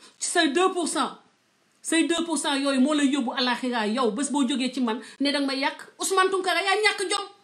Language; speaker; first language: Wolof; non-native, local second language; Serer